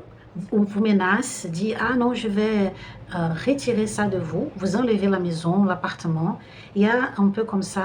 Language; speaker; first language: French; non-native, fluent; Portuguese